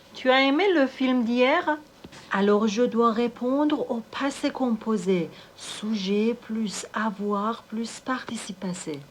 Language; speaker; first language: French; non-native, fluent; Persian